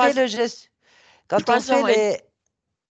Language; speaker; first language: French; native; French